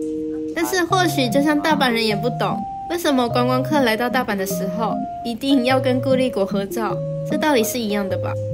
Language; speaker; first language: Chinese; native; Chinese